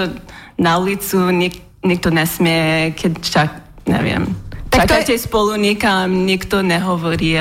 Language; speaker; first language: Slovak; non-native, learner; English